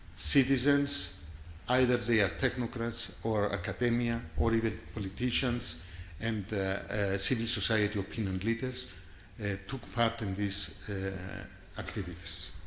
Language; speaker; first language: English; non-native, fluent; Greek